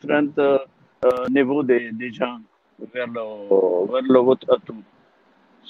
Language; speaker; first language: French; non-native, learner; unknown